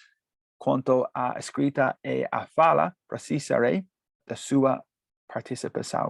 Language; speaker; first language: Portuguese; non-native, learner; English